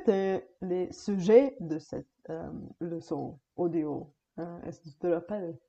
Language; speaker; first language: French; non-native, fluent; Bulgarian